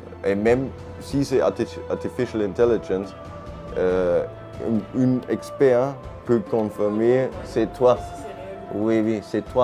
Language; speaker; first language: French; non-native, learner; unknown